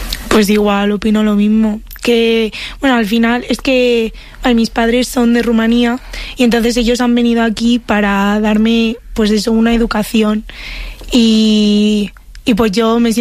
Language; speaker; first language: Spanish; native; Spanish